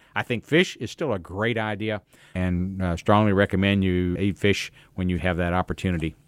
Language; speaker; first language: English; native; English